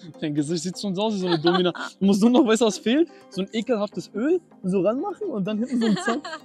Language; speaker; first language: German; early bilingual, other home language; Albanian